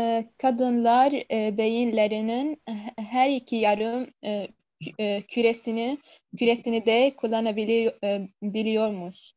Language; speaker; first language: Turkish; non-native, learner; Arabic